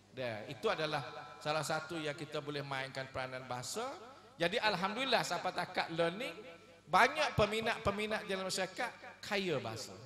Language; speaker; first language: Malay; native; Malay